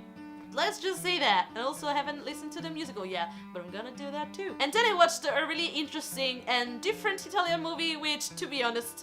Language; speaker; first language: English; non-native, fluent; Italian